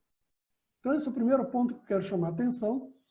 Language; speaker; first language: Portuguese; native; Portuguese